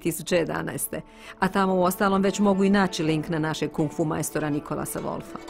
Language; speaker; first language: Bosnian; native; Bosnian